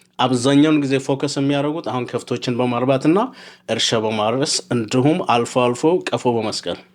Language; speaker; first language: Amharic; non-native, local second language; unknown